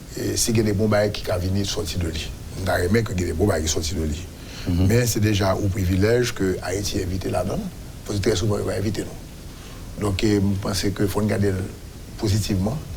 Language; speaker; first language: French; non-native, local second language; Haitian Creole